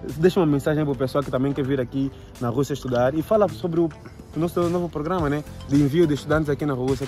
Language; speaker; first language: Portuguese; native; Portuguese